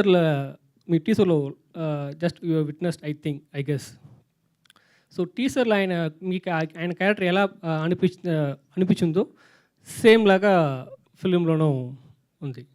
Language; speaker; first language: Telugu; non-native, learner; Tamil